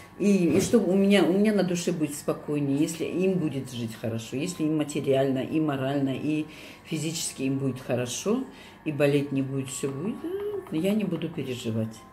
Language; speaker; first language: Russian; non-native, local second language; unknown